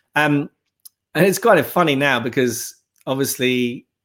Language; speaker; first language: English; native; English